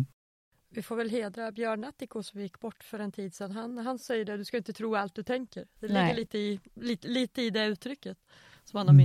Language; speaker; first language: Swedish; native; Swedish